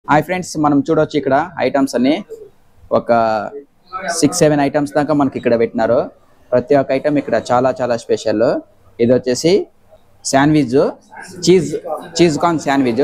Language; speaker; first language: Telugu; native; Telugu